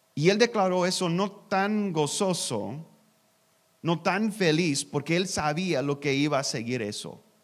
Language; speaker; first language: Spanish; non-native, learner; English